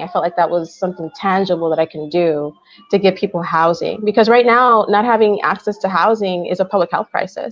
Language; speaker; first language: English; early bilingual, other home language; Spanish